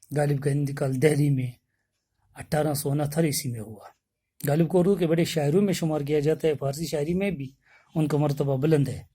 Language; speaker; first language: Urdu; non-native, local second language; Kashmiri